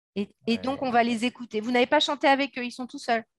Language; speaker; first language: French; native; French